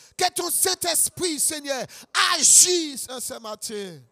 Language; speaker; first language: French; non-native, local second language; Guadeloupean Creole French